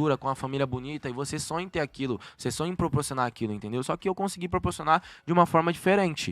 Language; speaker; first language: Portuguese; native; Portuguese